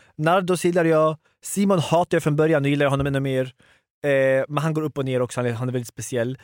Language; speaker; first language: Swedish; early bilingual, other home language; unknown